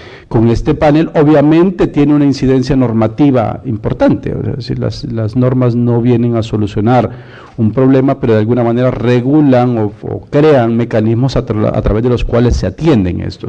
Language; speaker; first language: Spanish; native; Spanish